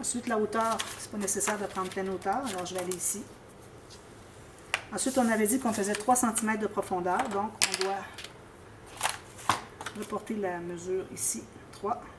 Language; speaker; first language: French; native; French